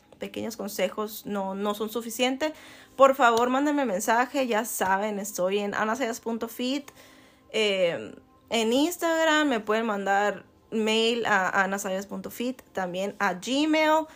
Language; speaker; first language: Spanish; native; Spanish